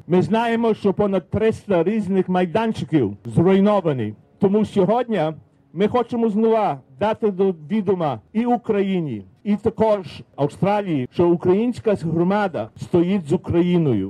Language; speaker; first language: Ukrainian; early bilingual, heritage; Ukrainian